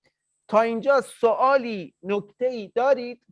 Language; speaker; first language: Persian; native; Persian